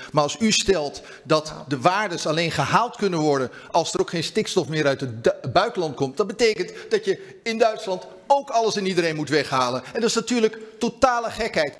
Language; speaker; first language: Dutch; native; Dutch